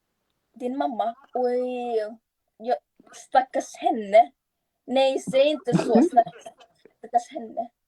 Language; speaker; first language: Swedish; non-native, learner; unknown